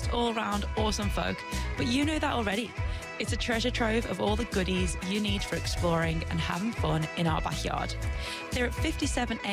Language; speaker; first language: English; native; English